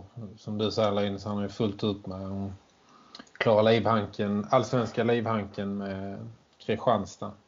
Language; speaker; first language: Swedish; native; Swedish